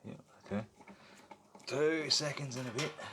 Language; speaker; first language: English; native; English